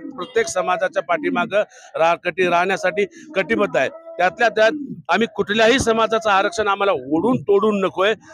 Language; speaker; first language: Marathi; non-native, local second language; Lambadi